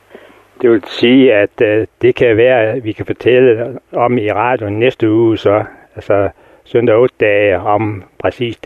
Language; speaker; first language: Danish; native; Danish